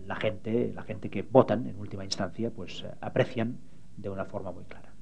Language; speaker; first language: Spanish; non-native, local second language; Catalan